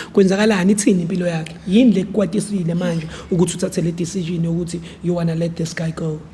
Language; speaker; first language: Zulu; native; Zulu